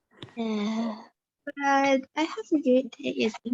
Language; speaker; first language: English; non-native, learner; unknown